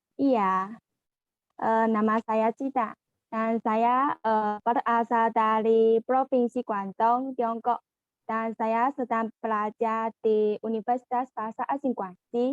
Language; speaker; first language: Indonesian; non-native, learner; Chinese